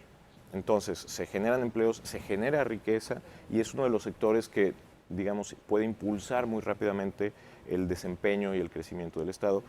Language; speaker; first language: Spanish; native; Spanish